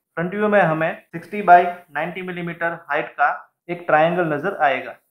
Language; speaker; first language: Hindi; non-native, local second language; Gujarati